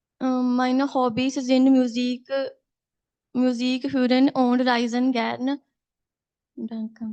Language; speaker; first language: German; non-native, learner; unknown